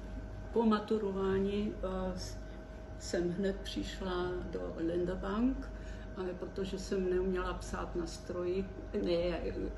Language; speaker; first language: Czech; early bilingual, heritage; Czech